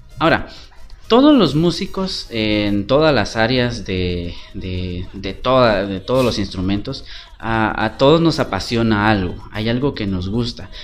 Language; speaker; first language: Spanish; native; Spanish